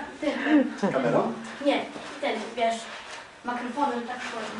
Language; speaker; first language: Polish; early bilingual, other home language; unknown